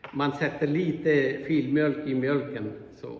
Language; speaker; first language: Swedish; non-native, fluent; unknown